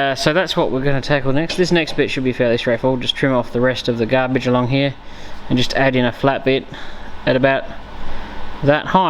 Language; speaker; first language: English; native; English